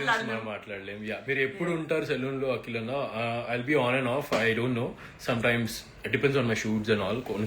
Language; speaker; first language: Telugu; native; Telugu